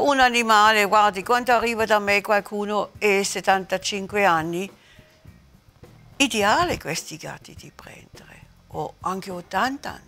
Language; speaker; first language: Italian; non-native, learner; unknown